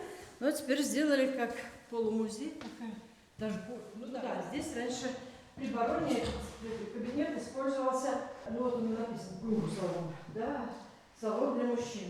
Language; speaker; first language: Russian; native; Russian